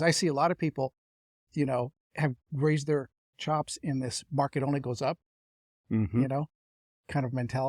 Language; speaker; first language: English; native; English